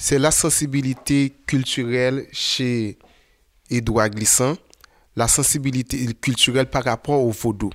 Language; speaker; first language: French; non-native, local second language; Haitian Creole